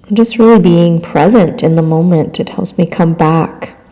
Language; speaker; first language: English; native; English